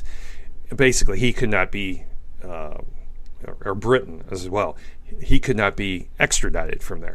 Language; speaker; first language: English; native; English